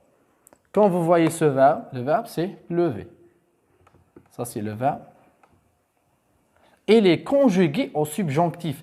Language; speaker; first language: French; non-native, local second language; Arabic